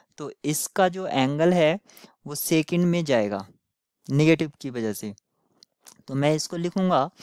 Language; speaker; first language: Hindi; native; Hindi